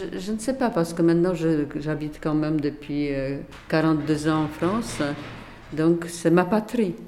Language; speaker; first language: French; non-native, fluent; Polish